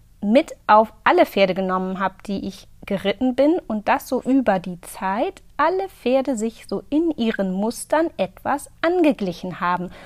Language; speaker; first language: German; native; German